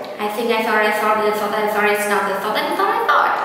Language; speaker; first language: English; non-native, fluent; Vietnamese